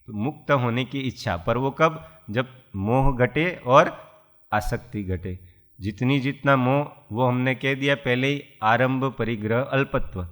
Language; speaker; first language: Hindi; non-native, local second language; Gujarati